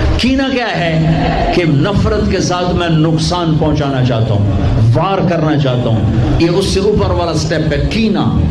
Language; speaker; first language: Urdu; non-native, local second language; Punjabi